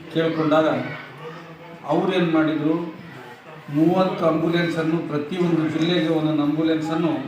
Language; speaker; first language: Kannada; non-native, local second language; Urdu